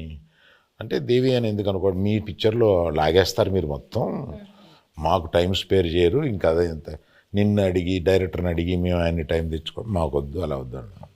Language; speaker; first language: Telugu; native; Telugu